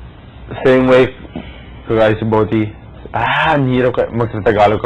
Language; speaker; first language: Filipino; early bilingual, heritage; Filipino